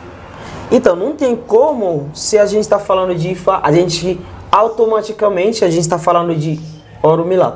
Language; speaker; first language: Portuguese; non-native, learner; Yoruba